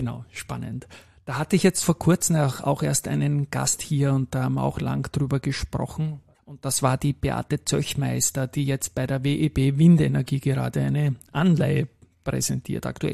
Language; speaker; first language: German; native; German